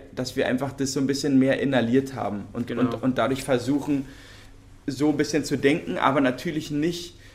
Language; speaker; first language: German; native; German